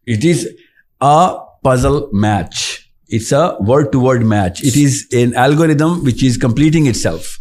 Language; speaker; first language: English; non-native, local second language; Urdu